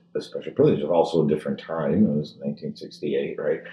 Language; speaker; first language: English; early bilingual, other home language; Spanish